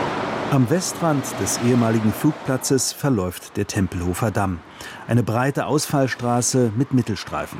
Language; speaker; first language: German; native; German